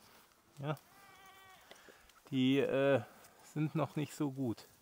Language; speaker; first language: German; native; German